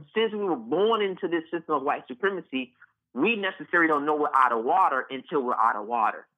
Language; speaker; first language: English; native; English